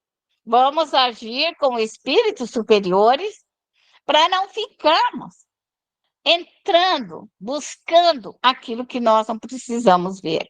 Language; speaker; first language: Portuguese; native; Portuguese